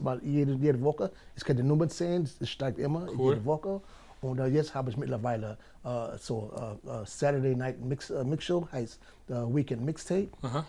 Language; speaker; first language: German; non-native, fluent; English